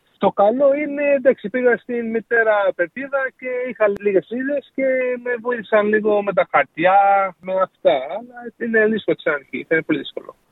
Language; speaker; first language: Greek; early bilingual, heritage; Greek